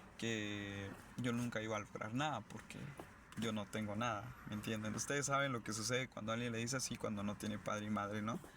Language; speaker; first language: Spanish; non-native, local second language; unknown